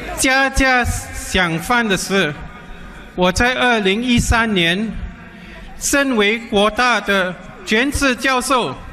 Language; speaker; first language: Chinese; non-native, local second language; English